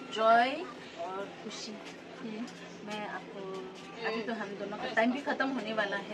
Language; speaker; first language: Hindi; non-native, local second language; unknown